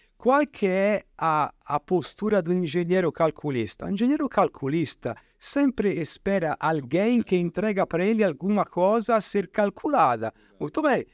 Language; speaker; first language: Portuguese; non-native, fluent; Italian